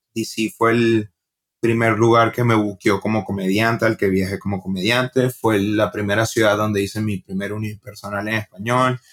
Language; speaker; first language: Spanish; native; Spanish